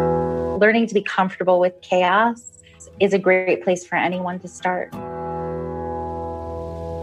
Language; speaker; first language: English; native; English